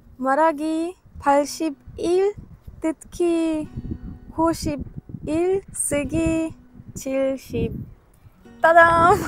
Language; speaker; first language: Korean; non-native, learner; Ukrainian